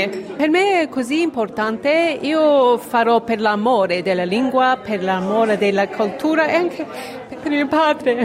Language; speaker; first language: Italian; early bilingual, heritage; Italian